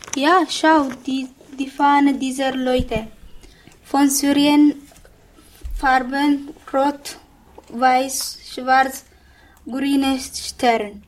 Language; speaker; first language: German; non-native, learner; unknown